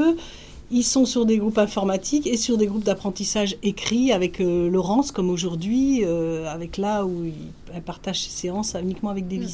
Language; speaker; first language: French; native; French